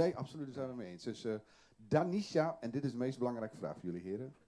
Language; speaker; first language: Dutch; native; Dutch